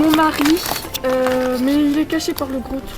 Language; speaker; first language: French; native; French